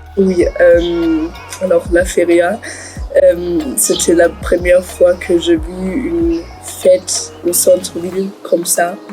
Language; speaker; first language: French; non-native, learner; German